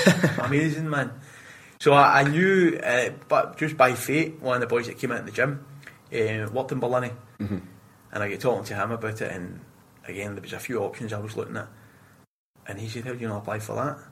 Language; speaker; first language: English; native; English